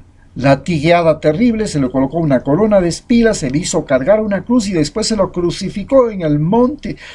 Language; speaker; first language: Spanish; native; Spanish